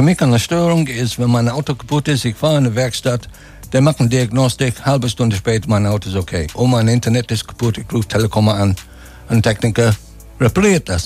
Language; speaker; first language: German; non-native, fluent; English